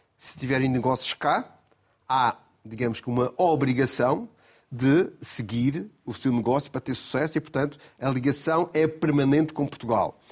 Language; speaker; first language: Portuguese; native; Portuguese